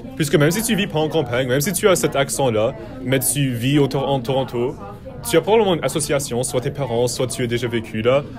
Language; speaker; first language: French; non-native, fluent; English